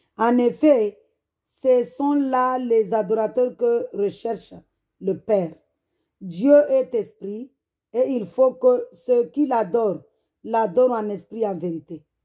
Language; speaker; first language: French; non-native, local second language; Comorian